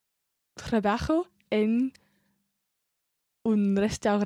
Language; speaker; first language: Spanish; non-native, learner; English